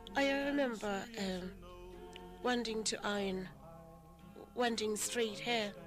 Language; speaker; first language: English; non-native, local second language; Southern Sotho